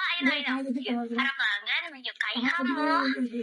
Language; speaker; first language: Indonesian; native; Indonesian